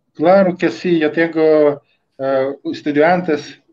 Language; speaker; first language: Spanish; non-native, fluent; Russian